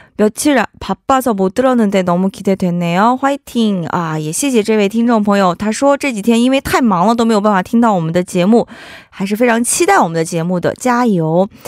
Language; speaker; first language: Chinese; native; Chinese